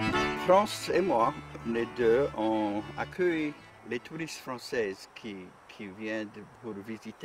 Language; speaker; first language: French; native; French